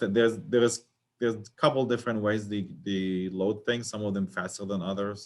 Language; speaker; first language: English; non-native, fluent; Arabic